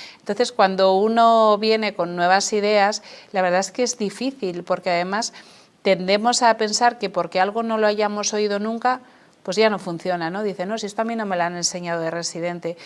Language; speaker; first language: Spanish; native; Spanish